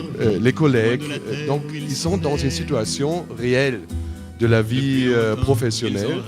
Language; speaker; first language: French; non-native, fluent; German